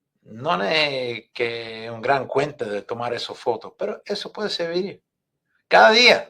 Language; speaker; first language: Spanish; non-native, fluent; English